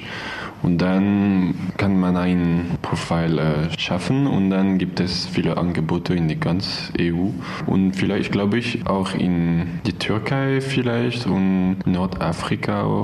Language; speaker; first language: German; non-native, learner; French